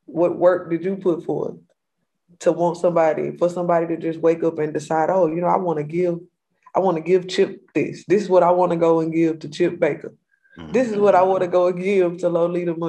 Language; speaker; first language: English; native; English